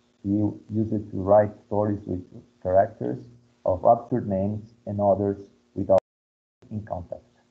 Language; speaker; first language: English; non-native, fluent; Portuguese